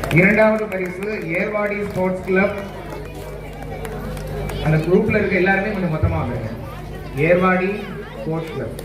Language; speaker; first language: Tamil; native; Tamil